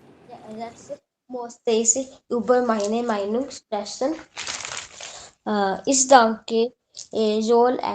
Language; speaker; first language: German; non-native, learner; Hindi